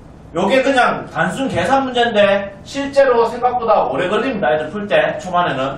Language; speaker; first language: Korean; native; Korean